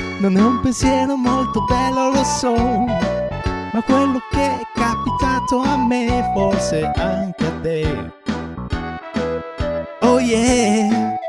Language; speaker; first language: Italian; native; Italian